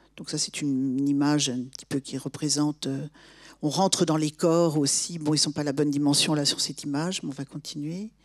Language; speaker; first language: French; native; French